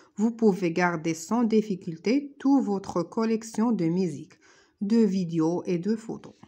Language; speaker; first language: French; non-native, local second language; Arabic